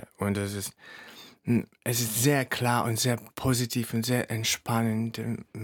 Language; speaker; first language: German; non-native, fluent; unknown